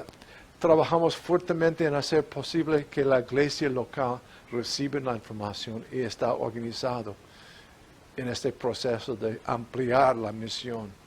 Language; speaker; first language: Spanish; non-native, fluent; English